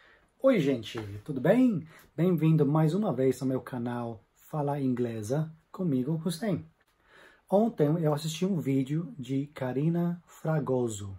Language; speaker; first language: Portuguese; non-native, fluent; English